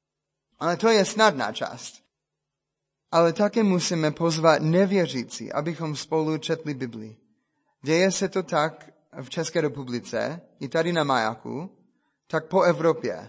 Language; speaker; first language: Czech; non-native, fluent; English